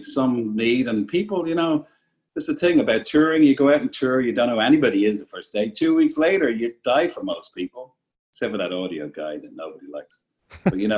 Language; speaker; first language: English; native; English